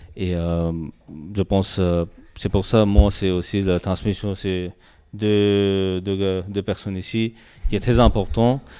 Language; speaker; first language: French; non-native, learner; Tibetan